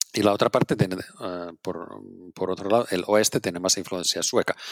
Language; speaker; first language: Spanish; non-native, fluent; Finnish